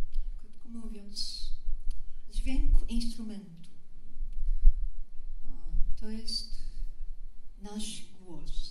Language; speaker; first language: Polish; non-native, fluent; Japanese